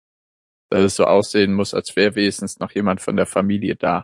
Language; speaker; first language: German; native; German